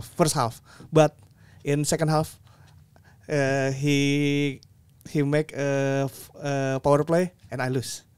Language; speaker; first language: English; non-native, learner; Indonesian